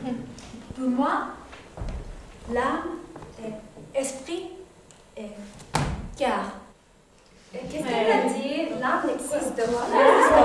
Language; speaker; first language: French; non-native, learner; Japanese